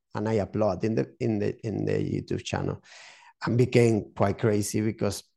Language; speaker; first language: English; non-native, learner; Spanish